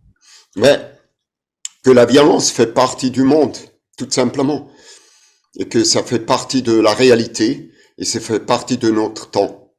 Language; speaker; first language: French; non-native, fluent; German